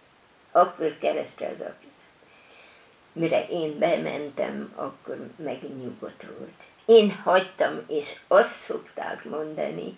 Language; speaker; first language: Hungarian; non-native, local second language; German